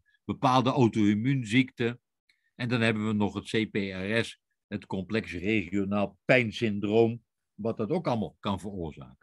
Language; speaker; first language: Dutch; native; Dutch